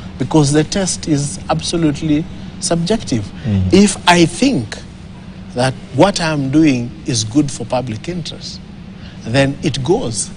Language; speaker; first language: English; non-native, local second language; Swahili